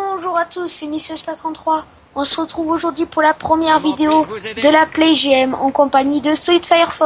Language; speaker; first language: French; native; French